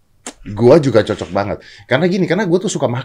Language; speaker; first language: Indonesian; native; Indonesian